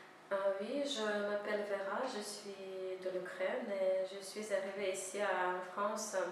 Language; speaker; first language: French; non-native, fluent; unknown